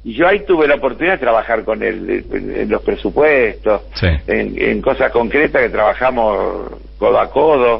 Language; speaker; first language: Spanish; native; Spanish